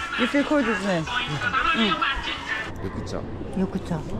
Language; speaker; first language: English; non-native, learner; Korean